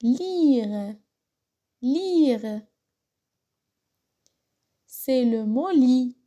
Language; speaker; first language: French; non-native, local second language; Arabic